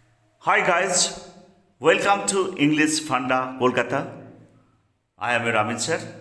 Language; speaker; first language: English; non-native, local second language; Bangla